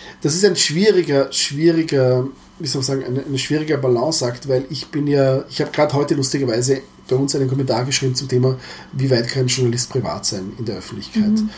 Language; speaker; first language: German; early bilingual, other home language; Croatian